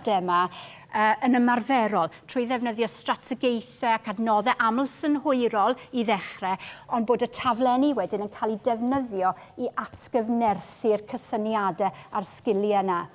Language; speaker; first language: Welsh; native; Welsh